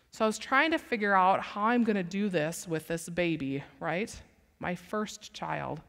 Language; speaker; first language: English; native; English